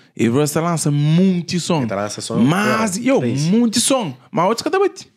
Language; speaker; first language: Portuguese; non-native, local second language; Kabuverdianu